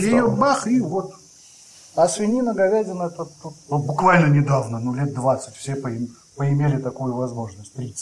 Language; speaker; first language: Russian; native; Russian